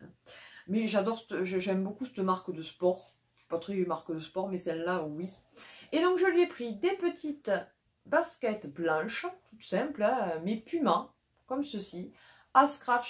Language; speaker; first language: French; native; French